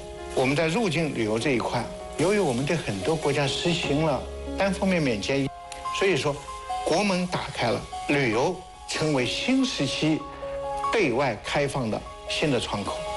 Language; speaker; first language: Chinese; native; Chinese